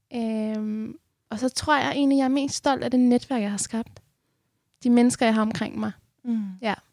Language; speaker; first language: Danish; early bilingual, other home language; Persian